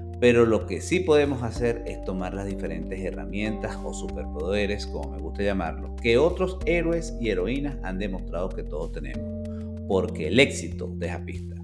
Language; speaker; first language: Spanish; native; Spanish